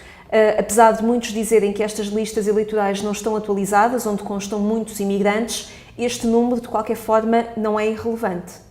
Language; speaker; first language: Portuguese; native; Portuguese